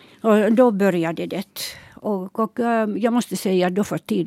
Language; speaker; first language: Swedish; non-native, local second language; Finnish